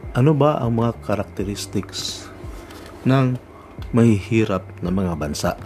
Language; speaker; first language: Filipino; non-native, local second language; Cebuano